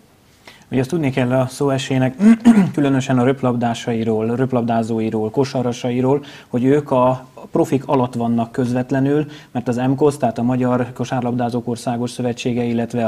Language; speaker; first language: Hungarian; native; Hungarian